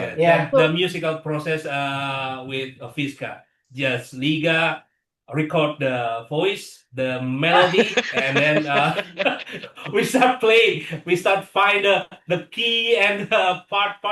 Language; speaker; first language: English; non-native, learner; Indonesian